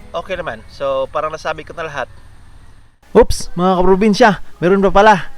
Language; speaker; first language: Filipino; non-native, local second language; Cebuano